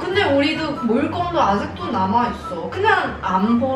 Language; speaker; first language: Korean; non-native, learner; Cantonese